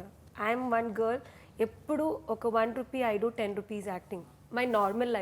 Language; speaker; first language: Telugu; non-native, learner; Malayalam